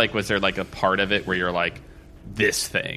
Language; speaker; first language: English; native; English